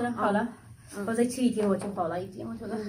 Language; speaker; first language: Chinese; non-native, learner; Urdu